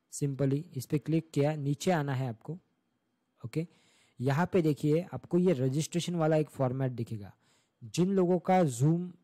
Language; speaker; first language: Hindi; non-native, local second language; Marathi